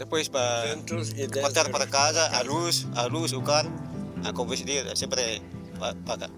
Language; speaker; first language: Portuguese; non-native, learner; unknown